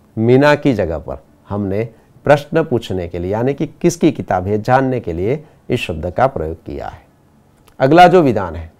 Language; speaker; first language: Hindi; non-native, local second language; Gujarati